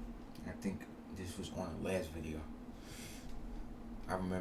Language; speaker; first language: English; native; English